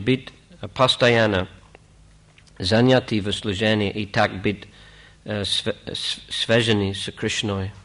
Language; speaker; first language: Russian; non-native, fluent; English